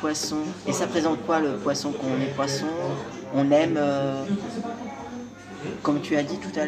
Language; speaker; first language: French; native; French